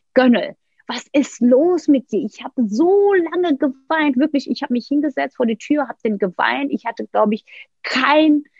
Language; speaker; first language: German; non-native, fluent; Turkish